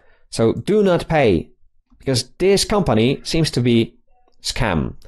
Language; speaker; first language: English; non-native, fluent; Polish